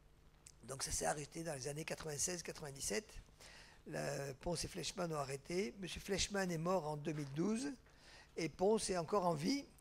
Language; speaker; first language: French; native; French